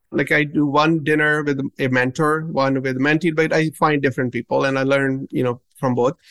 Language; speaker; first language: English; non-native, local second language; Punjabi